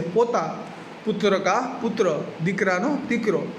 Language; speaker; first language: Hindi; non-native, local second language; Gujarati